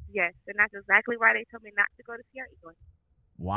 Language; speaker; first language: English; native; English